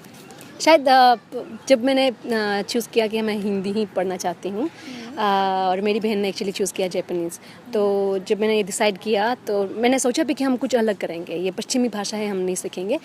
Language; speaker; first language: Hindi; non-native, fluent; Armenian